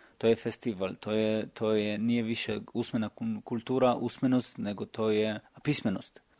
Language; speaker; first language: Serbian; non-native, fluent; Albanian